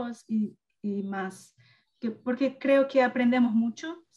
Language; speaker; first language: Spanish; non-native, learner; Portuguese